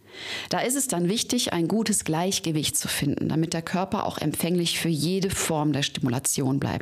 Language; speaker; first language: German; native; German